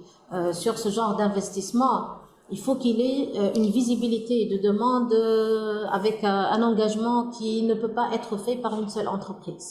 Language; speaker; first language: French; non-native, local second language; Arabic